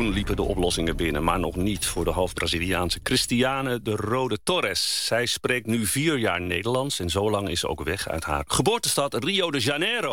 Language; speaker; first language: Dutch; native; Dutch